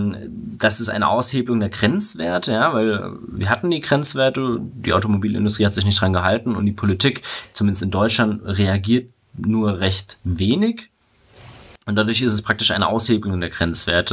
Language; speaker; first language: German; native; German